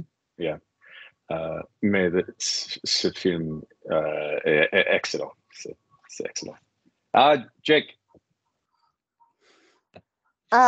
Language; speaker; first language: French; non-native, learner; English